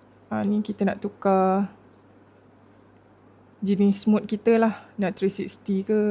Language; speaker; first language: Malay; native; Malay